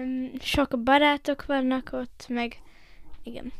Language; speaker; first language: Hungarian; early bilingual, heritage; Hungarian